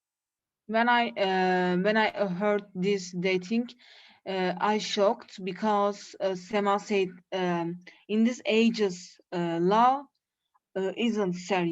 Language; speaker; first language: English; non-native, learner; Turkish